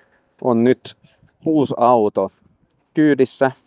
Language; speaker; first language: Finnish; non-native, fluent; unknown